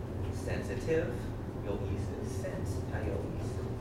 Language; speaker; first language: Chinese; non-native, learner; English